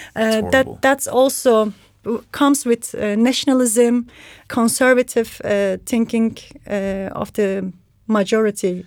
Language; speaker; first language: English; non-native, fluent; Turkish